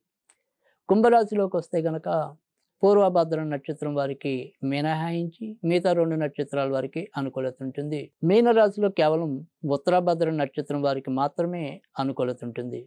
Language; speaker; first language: Telugu; native; Telugu